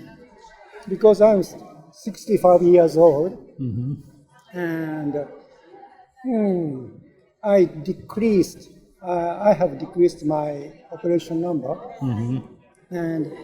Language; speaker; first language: English; non-native, learner; Japanese